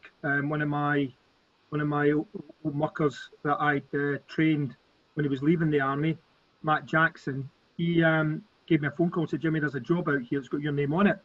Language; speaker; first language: English; native; English